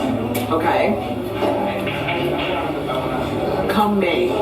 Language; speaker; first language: English; native; English